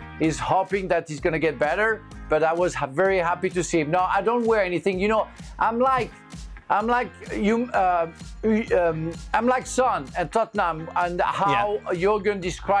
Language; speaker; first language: English; non-native, fluent; French